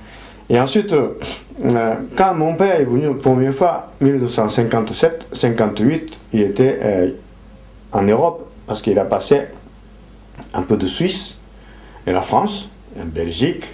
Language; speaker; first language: French; non-native, fluent; Japanese